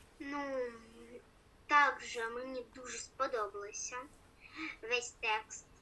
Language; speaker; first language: Ukrainian; non-native, local second language; Russian